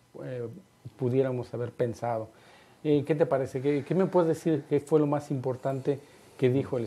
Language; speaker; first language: Spanish; native; Spanish